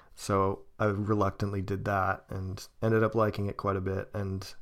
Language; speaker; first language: English; native; English